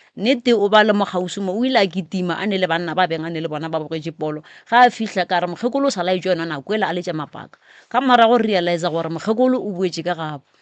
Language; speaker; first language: Northern Sotho; native; Northern Sotho